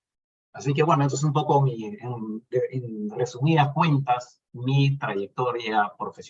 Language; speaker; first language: Spanish; native; Spanish